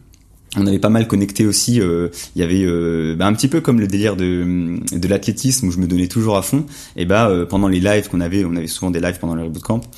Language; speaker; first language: French; native; French